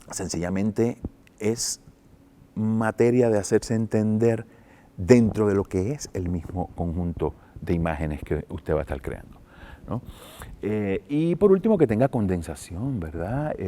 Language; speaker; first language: Spanish; native; Spanish